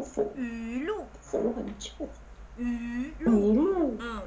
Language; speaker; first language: Chinese; non-native, fluent; Vietnamese